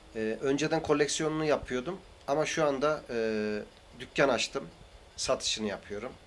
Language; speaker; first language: Turkish; native; Turkish